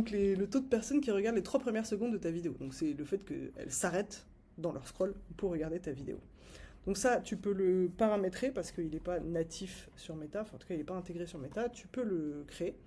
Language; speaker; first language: French; native; French